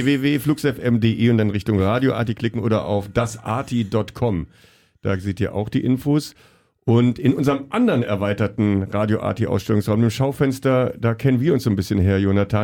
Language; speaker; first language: German; native; German